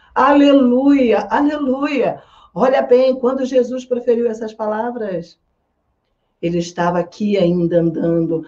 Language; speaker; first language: Portuguese; native; Portuguese